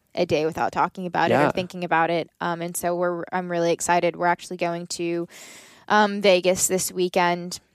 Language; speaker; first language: English; native; English